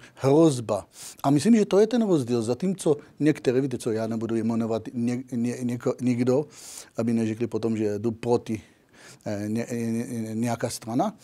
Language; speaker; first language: Czech; non-native, learner; Hebrew